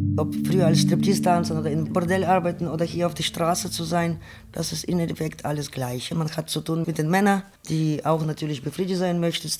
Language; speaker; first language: German; non-native, fluent; Ukrainian